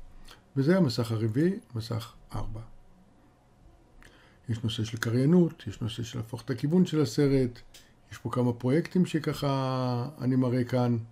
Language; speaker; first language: Hebrew; native; Hebrew